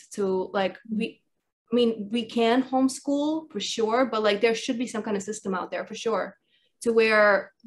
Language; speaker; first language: English; early bilingual, other home language; Russian